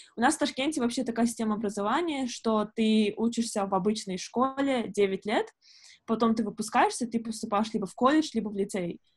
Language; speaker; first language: Russian; native; Russian